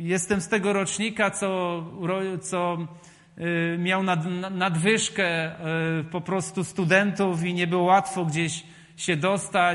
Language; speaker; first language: Polish; native; Polish